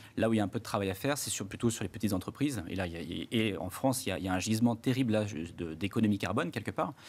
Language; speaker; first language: French; native; French